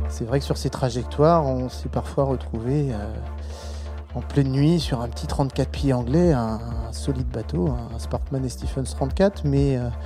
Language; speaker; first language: French; native; French